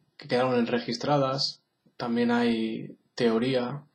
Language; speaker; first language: Spanish; native; Spanish